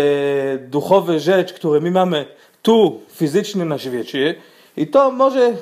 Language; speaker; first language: Polish; non-native, fluent; Hebrew